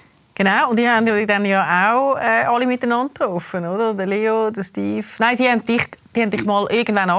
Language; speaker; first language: German; native; German